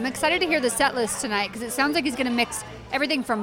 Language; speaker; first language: English; native; English